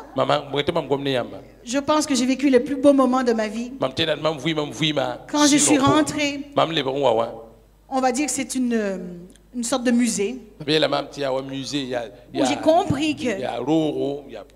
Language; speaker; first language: French; native; French